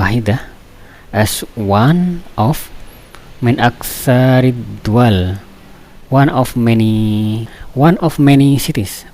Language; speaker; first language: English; non-native, fluent; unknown